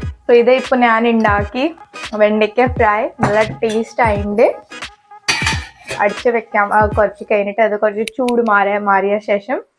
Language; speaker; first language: Malayalam; non-native, learner; Hindi